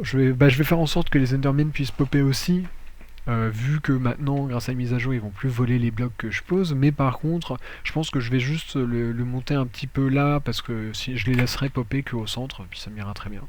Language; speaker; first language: French; native; French